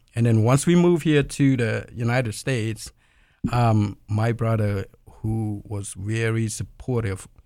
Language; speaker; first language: English; non-native, fluent; Khmer